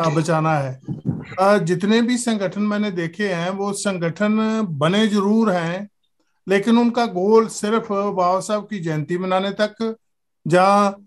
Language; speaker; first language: Hindi; native; Hindi